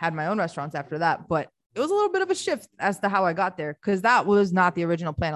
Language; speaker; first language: English; early bilingual, other home language; Albanian